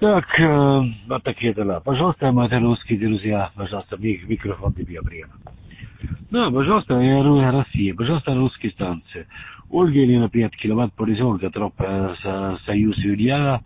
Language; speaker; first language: Russian; non-native, learner; German